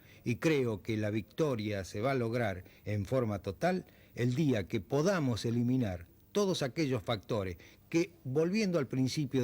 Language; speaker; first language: Spanish; native; Spanish